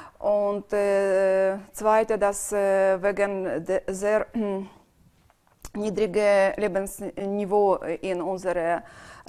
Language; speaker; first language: German; non-native, learner; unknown